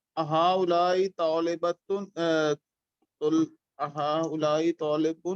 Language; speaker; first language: Arabic; non-native, learner; Urdu